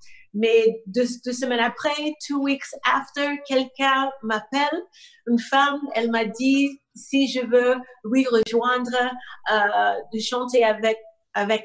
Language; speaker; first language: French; non-native, learner; English